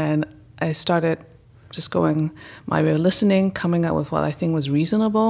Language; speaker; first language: English; non-native, local second language; Cantonese